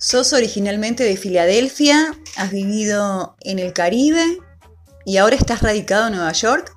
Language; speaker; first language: Spanish; native; Spanish